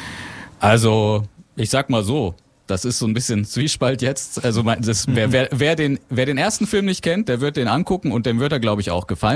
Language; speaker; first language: German; native; German